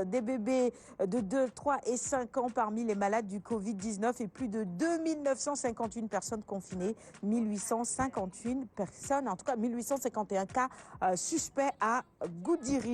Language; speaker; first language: French; non-native, local second language; Wolof